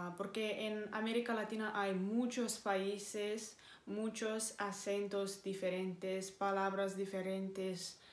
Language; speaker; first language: Spanish; non-native, fluent; Romanian